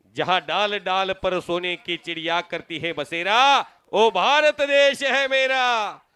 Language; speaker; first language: Hindi; non-native, local second language; Marathi